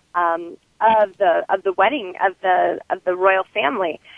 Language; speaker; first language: English; native; English